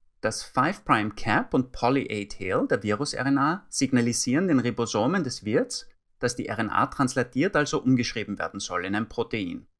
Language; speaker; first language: German; native; German